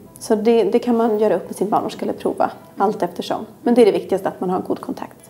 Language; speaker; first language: Swedish; native; Swedish